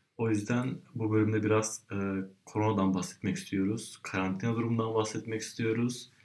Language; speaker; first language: Turkish; native; Turkish